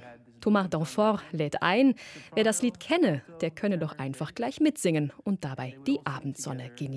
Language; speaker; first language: German; native; German